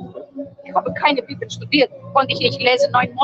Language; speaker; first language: German; non-native, fluent; Greek